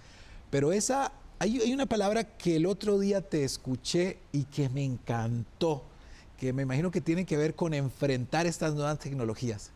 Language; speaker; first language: Spanish; native; Spanish